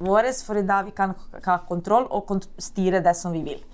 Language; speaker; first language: Norwegian; non-native, fluent; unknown